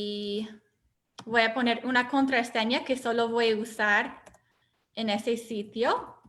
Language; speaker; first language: Spanish; non-native, fluent; English